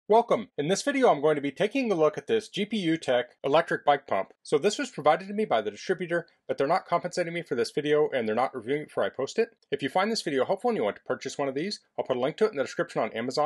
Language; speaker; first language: English; native; English